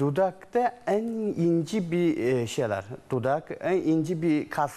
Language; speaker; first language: Turkish; non-native, learner; Chinese